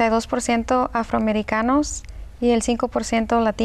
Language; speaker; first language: Spanish; early bilingual, heritage; Spanish